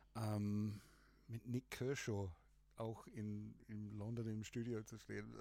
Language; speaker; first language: German; non-native, fluent; English